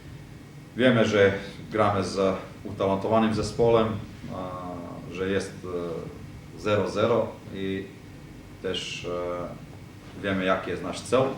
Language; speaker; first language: Polish; non-native, fluent; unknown